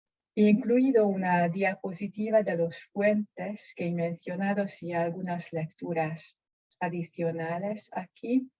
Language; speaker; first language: Spanish; non-native, fluent; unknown